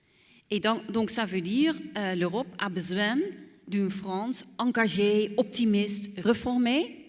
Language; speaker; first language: French; non-native, fluent; Dutch